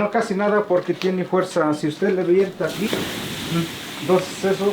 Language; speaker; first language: Spanish; native; Spanish